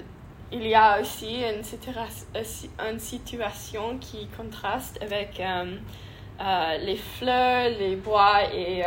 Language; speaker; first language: French; non-native, learner; English